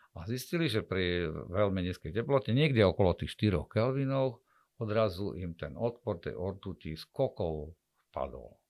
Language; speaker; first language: Slovak; native; Slovak